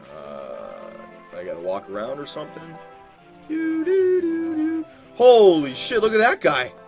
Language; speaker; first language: English; native; English